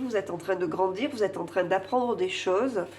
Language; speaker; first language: French; native; French